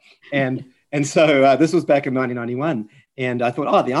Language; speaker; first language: English; native; English